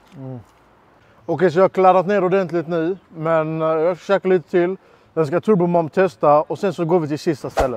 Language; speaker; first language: Swedish; native; Swedish